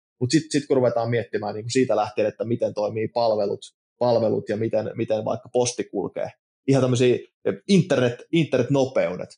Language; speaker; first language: Finnish; native; Finnish